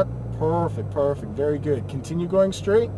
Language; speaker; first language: English; native; English